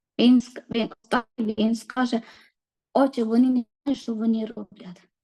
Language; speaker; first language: Ukrainian; non-native, learner; Malayalam